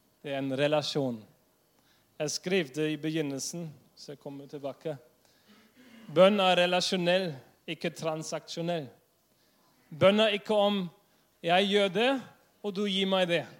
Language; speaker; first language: Norwegian; non-native, fluent; English